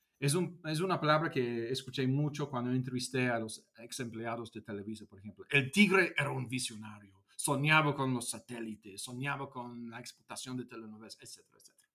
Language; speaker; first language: Spanish; non-native, fluent; English